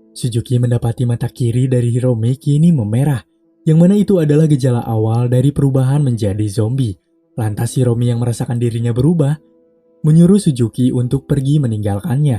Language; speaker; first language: Indonesian; native; Indonesian